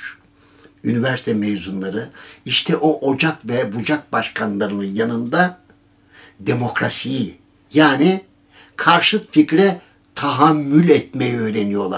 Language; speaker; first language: Turkish; native; Turkish